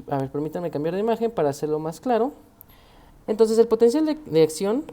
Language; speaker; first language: Spanish; native; Spanish